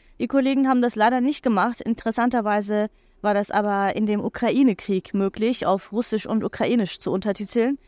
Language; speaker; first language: German; non-native, fluent; Turkish